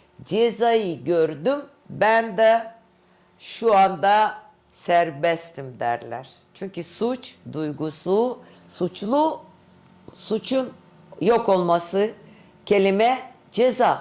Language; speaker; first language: Turkish; non-native, fluent; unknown